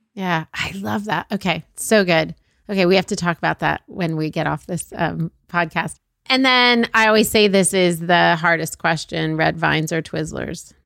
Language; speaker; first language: English; early bilingual, other home language; Arabic